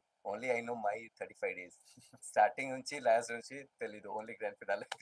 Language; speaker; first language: Telugu; non-native, learner; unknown